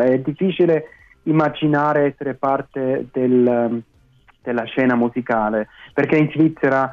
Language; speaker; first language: Italian; non-native, fluent; German